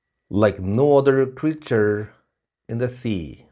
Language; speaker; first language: English; non-native, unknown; Korean